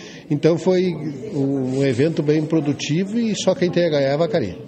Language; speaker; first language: Portuguese; native; Portuguese